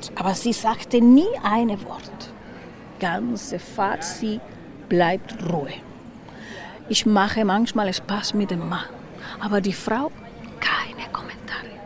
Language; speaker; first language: German; non-native, learner; Spanish